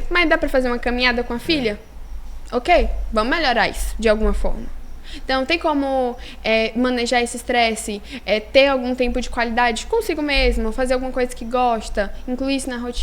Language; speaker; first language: Portuguese; native; Portuguese